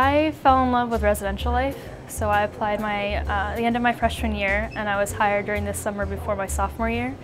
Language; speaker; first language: English; native; English